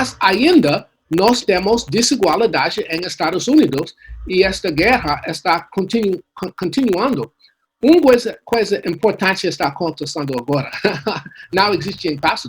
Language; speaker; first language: Portuguese; non-native, learner; English